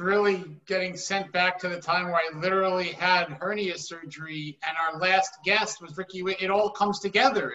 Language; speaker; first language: English; native; English